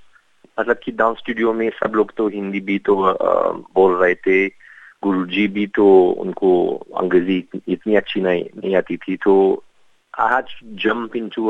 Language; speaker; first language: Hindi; non-native, fluent; French